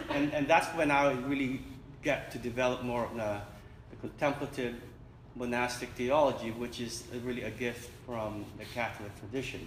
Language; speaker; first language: English; non-native, local second language; Filipino